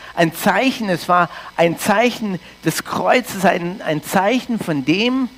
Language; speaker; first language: German; early bilingual, heritage; English